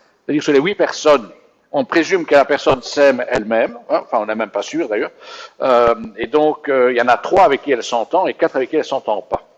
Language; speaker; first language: French; native; French